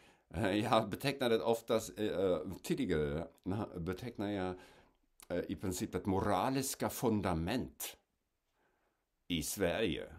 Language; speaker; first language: Swedish; non-native, fluent; German